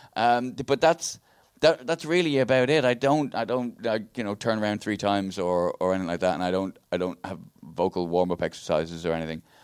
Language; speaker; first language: English; native; English